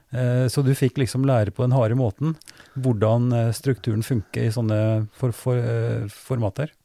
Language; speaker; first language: Norwegian; native; Norwegian